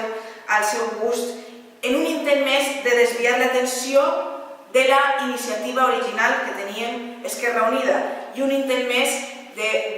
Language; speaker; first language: Catalan; native; Catalan